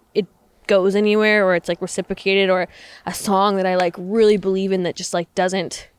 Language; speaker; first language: English; native; English